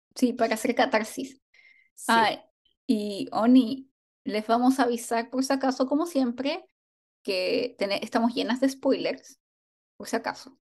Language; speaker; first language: Spanish; native; Spanish